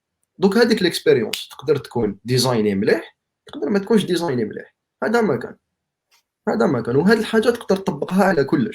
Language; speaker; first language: Arabic; native; Arabic